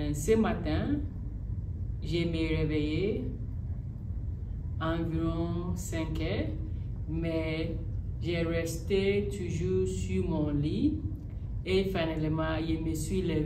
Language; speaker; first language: French; non-native, learner; English